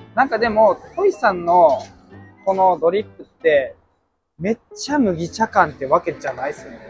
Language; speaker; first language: Japanese; native; Japanese